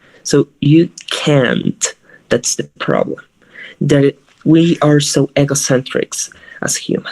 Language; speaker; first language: English; non-native, fluent; Spanish